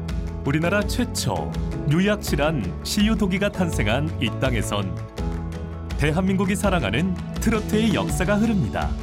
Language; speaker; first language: Korean; native; Korean